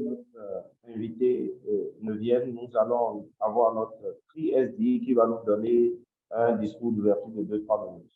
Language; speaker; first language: French; non-native, local second language; Yoruba